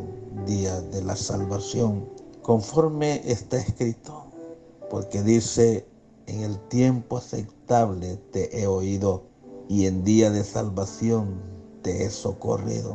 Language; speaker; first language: Spanish; native; Spanish